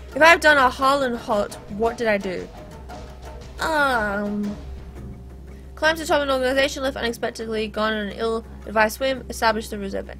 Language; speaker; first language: English; native; English